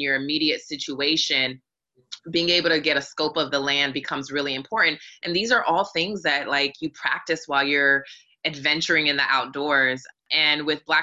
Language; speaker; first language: English; native; English